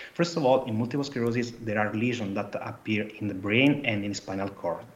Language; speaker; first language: English; non-native, fluent; Italian